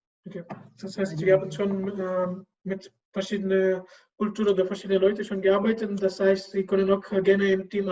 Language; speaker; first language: German; non-native, learner; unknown